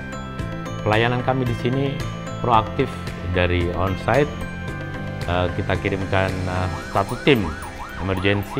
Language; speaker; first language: Indonesian; non-native, local second language; Javanese